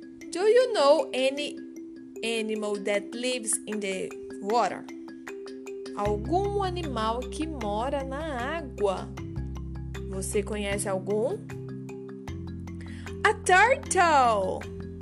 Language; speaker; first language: English; non-native, fluent; Portuguese